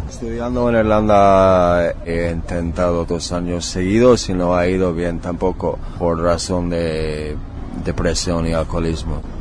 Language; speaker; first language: Spanish; non-native, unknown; English